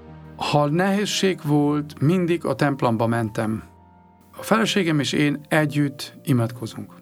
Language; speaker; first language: Hungarian; non-native, learner; German